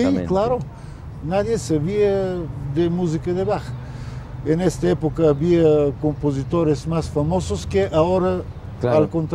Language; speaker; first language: Spanish; non-native, fluent; Bulgarian